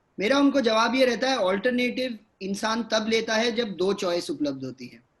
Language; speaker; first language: Hindi; native; Hindi